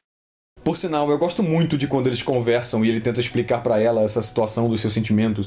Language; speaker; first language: Portuguese; native; Portuguese